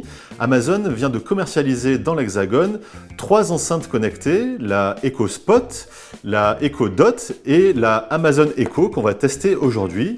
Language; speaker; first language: French; native; French